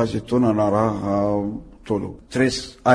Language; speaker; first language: Spanish; non-native, learner; Romanian